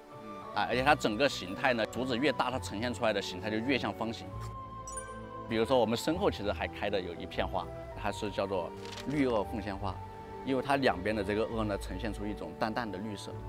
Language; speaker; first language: Chinese; native; Chinese